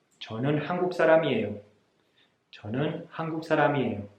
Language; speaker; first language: Korean; non-native, fluent; Spanish